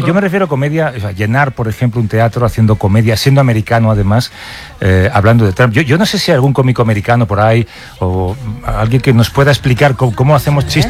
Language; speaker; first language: Spanish; native; Spanish